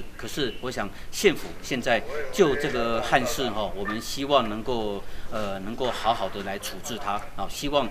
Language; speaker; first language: Chinese; native; Chinese